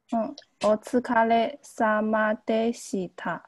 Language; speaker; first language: Japanese; non-native, fluent; Chinese